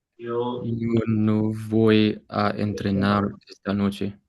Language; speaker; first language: Spanish; non-native, learner; English